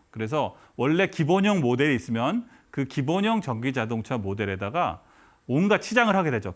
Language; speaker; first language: Korean; native; Korean